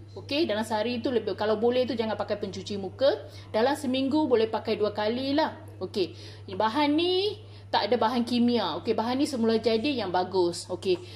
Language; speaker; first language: Malay; non-native, local second language; Tamil